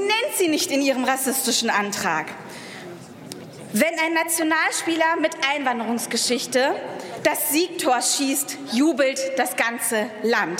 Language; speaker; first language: German; early bilingual, other home language; Persian